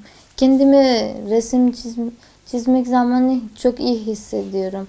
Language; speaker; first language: Turkish; non-native, learner; Persian